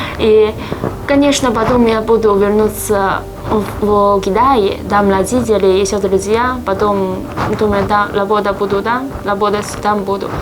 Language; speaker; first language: Russian; non-native, learner; Chinese